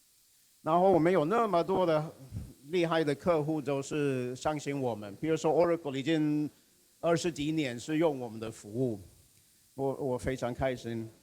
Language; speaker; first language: Chinese; non-native, fluent; Swedish